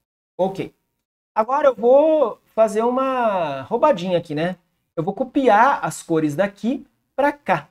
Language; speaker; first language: Portuguese; native; Portuguese